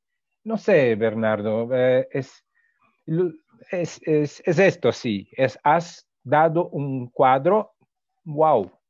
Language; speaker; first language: Spanish; non-native, fluent; Portuguese